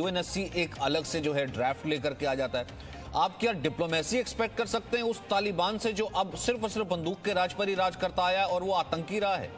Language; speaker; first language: Hindi; native; Hindi